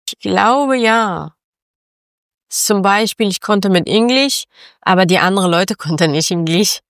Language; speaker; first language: German; non-native, fluent; Persian